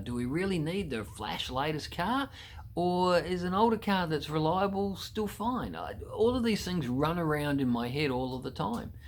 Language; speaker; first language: English; native; English